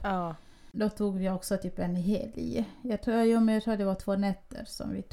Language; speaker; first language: Swedish; early bilingual, other home language; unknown